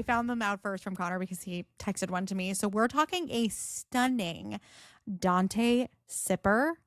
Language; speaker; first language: English; native; English